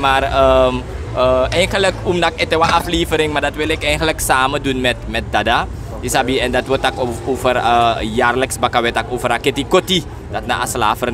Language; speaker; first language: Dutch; non-native, local second language; Sranan Tongo